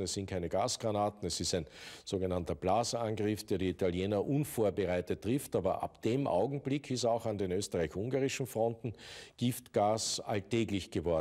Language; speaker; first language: German; native; German